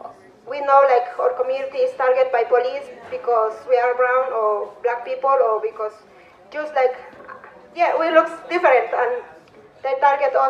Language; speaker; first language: English; non-native, learner; Spanish